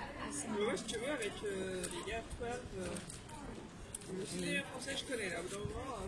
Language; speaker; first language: French; native; French